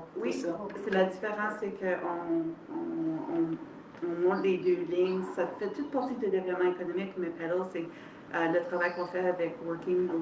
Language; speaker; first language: French; native; French